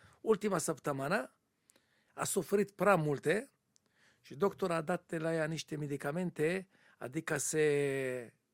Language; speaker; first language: Romanian; non-native, learner; Hebrew